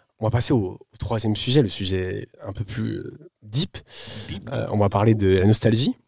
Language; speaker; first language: French; native; French